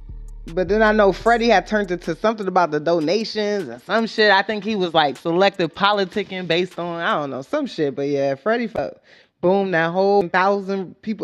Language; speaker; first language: English; native; English